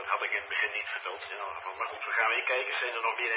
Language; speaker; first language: Dutch; native; Dutch